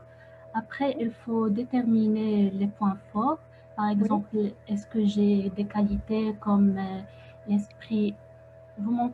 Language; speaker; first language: French; non-native, local second language; Arabic